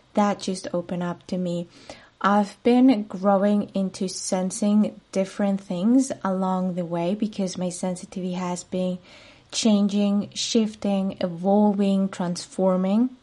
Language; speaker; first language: English; non-native, fluent; Spanish